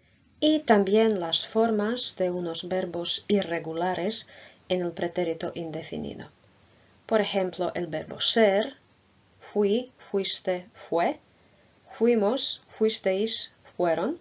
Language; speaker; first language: Spanish; non-native, fluent; Croatian